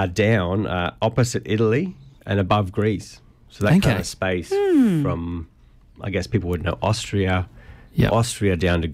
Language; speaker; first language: English; native; English